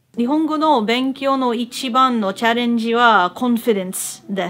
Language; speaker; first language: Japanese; non-native, learner; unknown